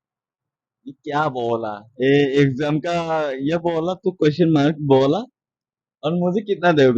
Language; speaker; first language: Hindi; non-native, learner; Bangla